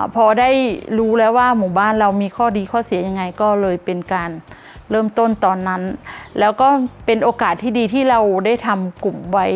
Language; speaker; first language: Thai; native; Thai